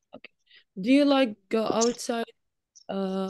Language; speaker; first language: English; non-native, learner; Arabic